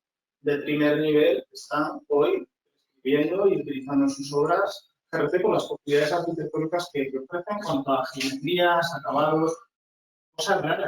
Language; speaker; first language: Spanish; native; Spanish